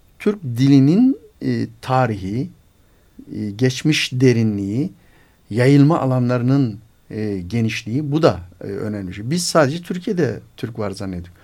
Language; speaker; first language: Turkish; native; Turkish